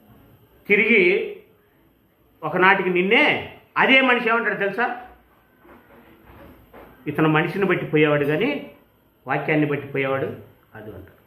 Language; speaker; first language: Telugu; native; Telugu